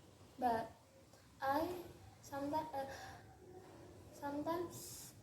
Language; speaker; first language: English; non-native, learner; Indonesian